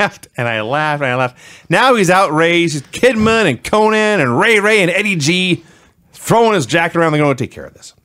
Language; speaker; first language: English; native; English